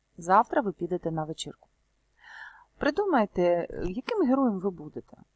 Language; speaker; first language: Ukrainian; native; Ukrainian